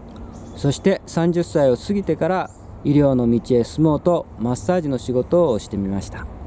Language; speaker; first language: Japanese; non-native, fluent; Korean